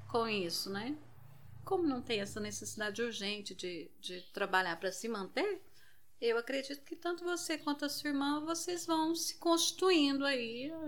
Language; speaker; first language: Portuguese; native; Portuguese